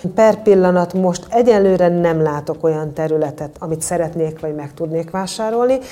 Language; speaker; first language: Hungarian; native; Hungarian